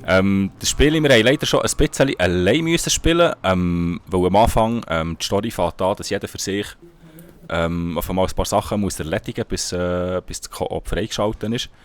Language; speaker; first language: German; native; German